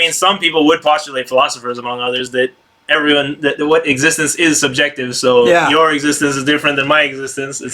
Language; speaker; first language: English; native; English